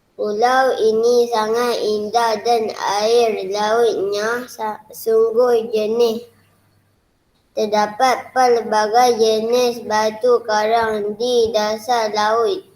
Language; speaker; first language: Indonesian; non-native, local second language; Chinese